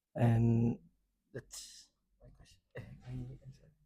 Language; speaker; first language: English; non-native, learner; Indonesian